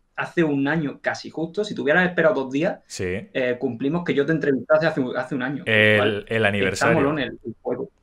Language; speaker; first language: Spanish; native; Spanish